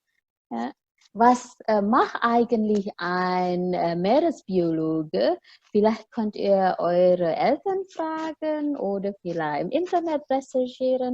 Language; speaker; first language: German; non-native, fluent; Indonesian